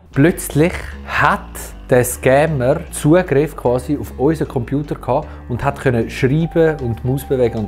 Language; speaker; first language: German; native; German